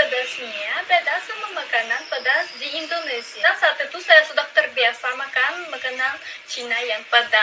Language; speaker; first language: Indonesian; non-native, fluent; Russian